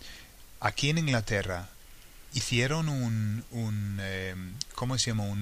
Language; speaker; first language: Spanish; non-native, fluent; English